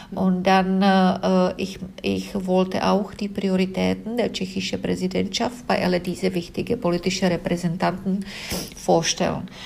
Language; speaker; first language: German; non-native, fluent; Czech